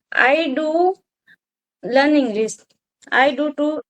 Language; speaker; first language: English; non-native, learner; Hindi